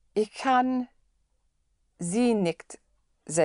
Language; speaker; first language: German; non-native, learner; English